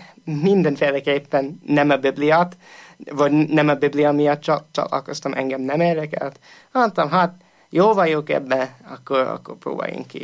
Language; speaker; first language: Hungarian; non-native, fluent; English